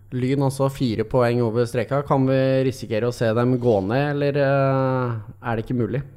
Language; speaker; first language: Norwegian; native; Norwegian